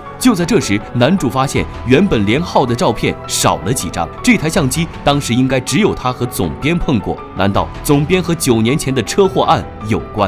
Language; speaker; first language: Chinese; native; Chinese